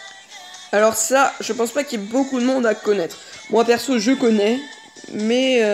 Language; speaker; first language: French; native; French